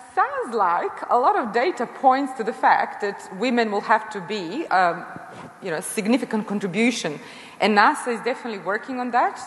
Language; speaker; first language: English; non-native, fluent; Serbian